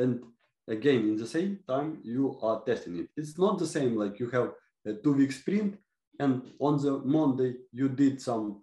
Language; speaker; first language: English; non-native, fluent; Ukrainian